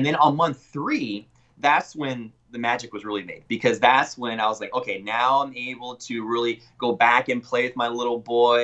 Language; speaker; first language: English; native; English